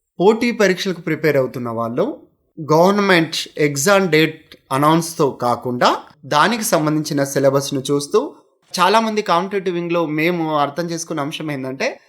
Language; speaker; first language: Telugu; native; Telugu